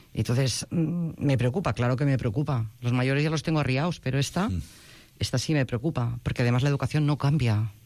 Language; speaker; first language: Spanish; non-native, local second language; Catalan